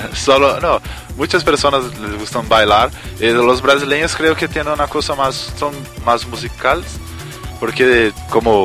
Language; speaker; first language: Spanish; non-native, learner; Portuguese